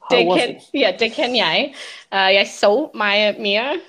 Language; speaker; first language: Danish; non-native, learner; English